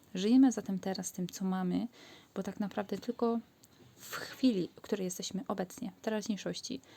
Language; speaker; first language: Polish; native; Polish